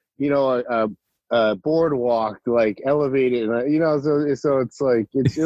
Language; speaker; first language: English; native; English